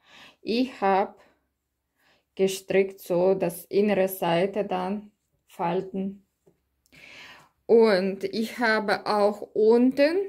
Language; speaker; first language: German; non-native, learner; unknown